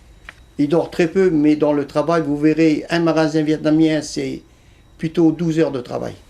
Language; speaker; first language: French; early bilingual, other home language; Vietnamese